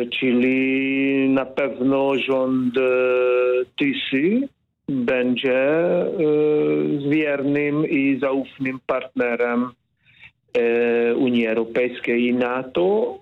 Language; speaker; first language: Polish; non-native, fluent; Hungarian